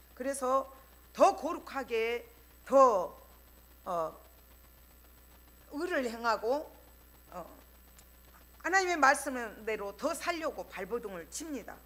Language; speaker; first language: Korean; native; Korean